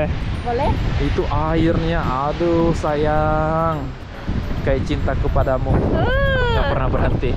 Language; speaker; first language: Indonesian; native; Indonesian